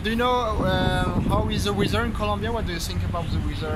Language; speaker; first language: English; non-native, learner; French